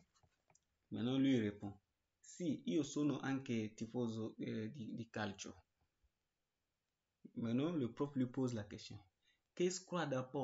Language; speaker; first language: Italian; non-native, learner; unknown